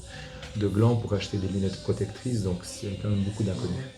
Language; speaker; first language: French; native; French